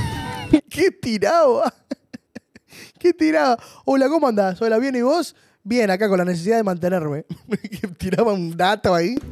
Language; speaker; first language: Spanish; native; Spanish